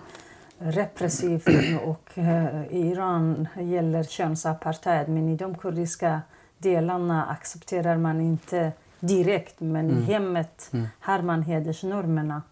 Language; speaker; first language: Swedish; non-native, fluent; Kurdish